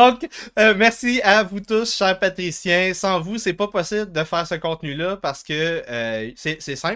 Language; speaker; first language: French; native; French